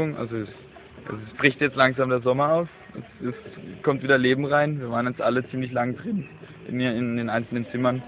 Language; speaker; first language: German; native; German